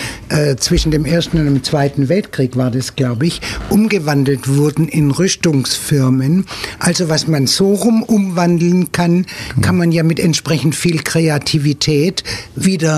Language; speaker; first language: German; native; German